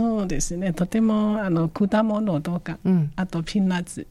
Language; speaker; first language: Japanese; non-native, fluent; Chinese